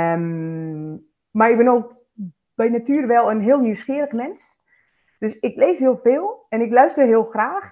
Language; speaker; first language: Dutch; non-native, fluent; Spanish